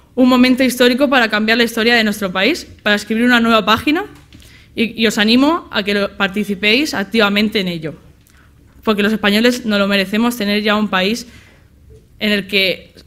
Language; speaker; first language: Spanish; native; Spanish